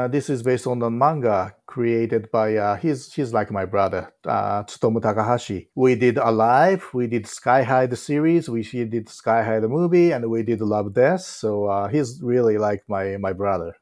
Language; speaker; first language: English; non-native, fluent; Japanese